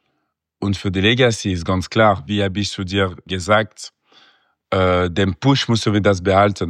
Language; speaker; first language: German; non-native, local second language; French